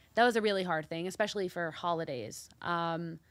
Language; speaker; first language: English; early bilingual, other home language; Spanish